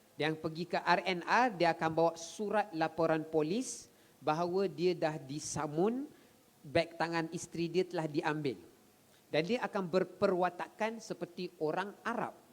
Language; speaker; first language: Malay; native; Malay